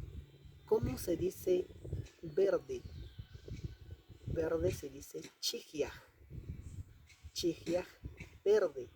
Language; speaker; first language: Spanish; non-native, local second language; Quechua